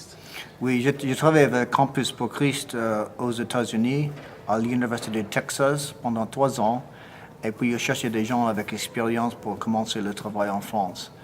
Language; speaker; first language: French; non-native, fluent; English